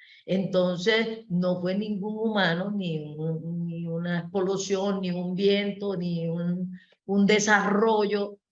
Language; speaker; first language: Spanish; native; Spanish